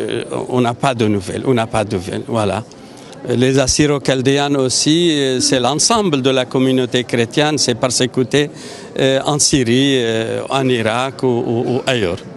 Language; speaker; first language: French; non-native, fluent; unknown